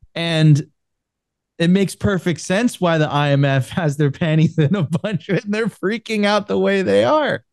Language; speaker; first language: English; non-native, fluent; Spanish